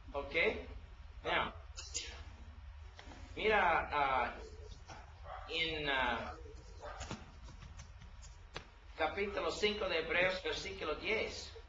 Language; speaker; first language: Spanish; non-native, learner; English